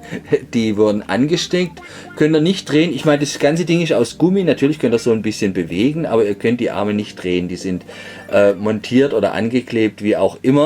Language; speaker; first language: German; native; German